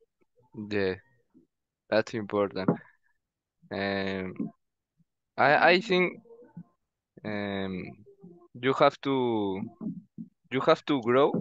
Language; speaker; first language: English; non-native, learner; Spanish